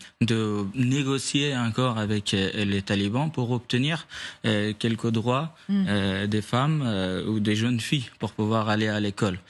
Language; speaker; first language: French; non-native, fluent; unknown